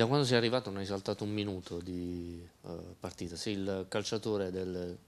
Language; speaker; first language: Italian; native; Italian